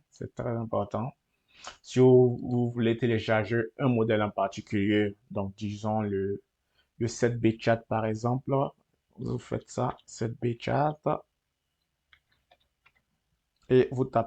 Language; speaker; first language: French; native; French